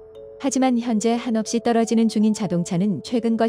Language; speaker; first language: Korean; native; Korean